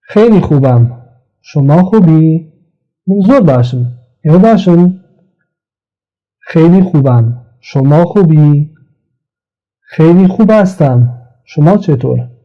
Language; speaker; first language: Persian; non-native, fluent; Central Kurdish